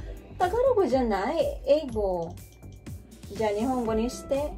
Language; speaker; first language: Japanese; non-native, learner; Filipino